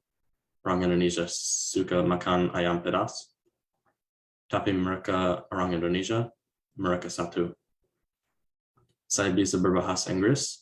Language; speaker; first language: Indonesian; non-native, learner; English